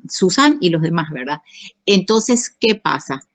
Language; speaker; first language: Spanish; native; Spanish